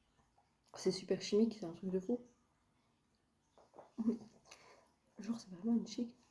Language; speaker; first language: French; native; French